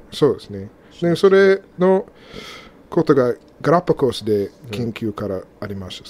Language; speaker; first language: Japanese; non-native, fluent; English